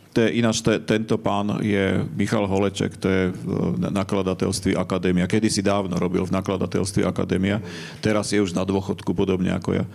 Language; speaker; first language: Slovak; native; Slovak